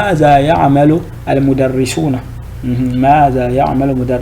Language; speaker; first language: Arabic; non-native, fluent; French